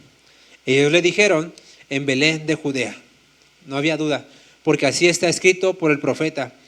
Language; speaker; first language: Spanish; native; Spanish